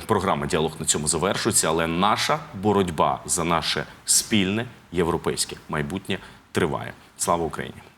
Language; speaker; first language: Ukrainian; native; Ukrainian